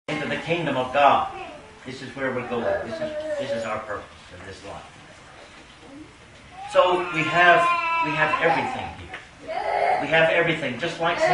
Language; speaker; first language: English; native; English